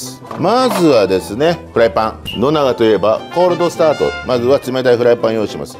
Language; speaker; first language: Japanese; native; Japanese